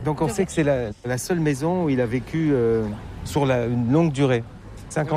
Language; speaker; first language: French; native; French